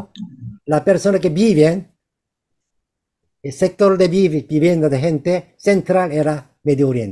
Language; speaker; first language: Spanish; non-native, learner; Korean